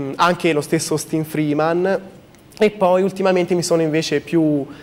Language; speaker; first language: Italian; native; Italian